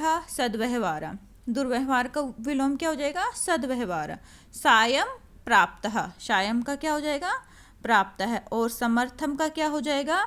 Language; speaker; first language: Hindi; native; Hindi